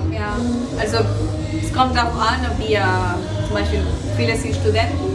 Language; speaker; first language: German; non-native, fluent; Spanish